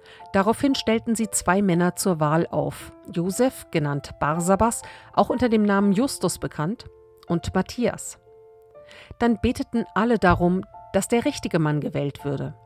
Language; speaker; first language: German; native; German